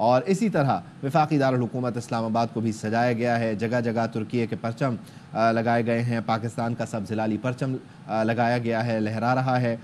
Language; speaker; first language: Urdu; native; Urdu